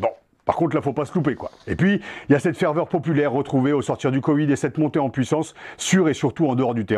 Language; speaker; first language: French; native; French